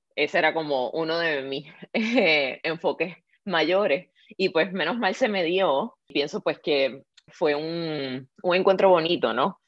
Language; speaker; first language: Spanish; native; Spanish